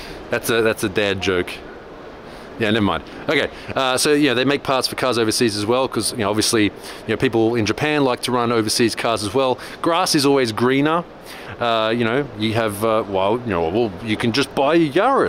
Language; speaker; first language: English; native; English